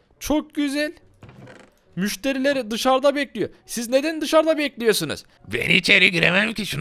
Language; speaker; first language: Turkish; native; Turkish